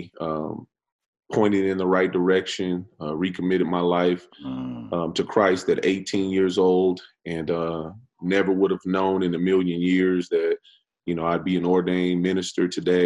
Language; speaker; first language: English; native; English